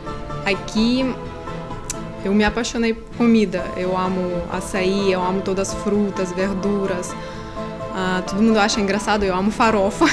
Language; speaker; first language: Portuguese; non-native, fluent; Russian